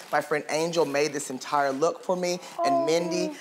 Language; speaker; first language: English; native; English